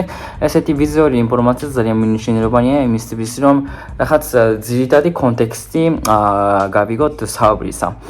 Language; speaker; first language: Georgian; non-native, fluent; Japanese